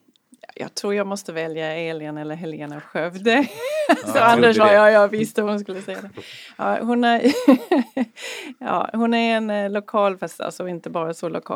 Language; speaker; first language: Swedish; non-native, fluent; English